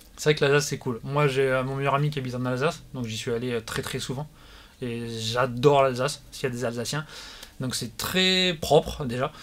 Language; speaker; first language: French; native; French